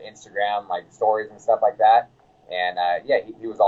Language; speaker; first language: English; native; English